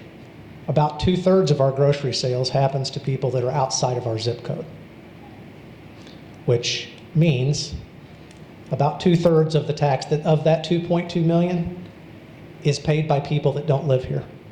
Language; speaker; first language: English; native; English